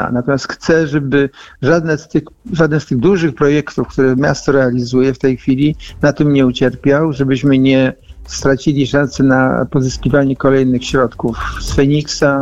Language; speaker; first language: Polish; native; Polish